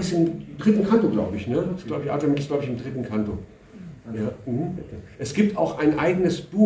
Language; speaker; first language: German; native; German